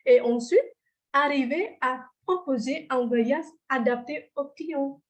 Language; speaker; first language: French; non-native, fluent; Indonesian